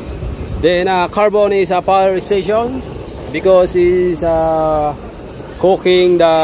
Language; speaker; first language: English; non-native, learner; Filipino